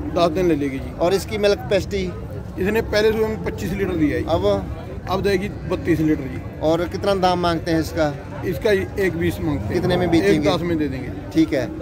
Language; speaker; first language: Hindi; non-native, local second language; Punjabi